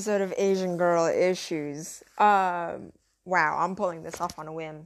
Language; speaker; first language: English; early bilingual, other home language; Indonesian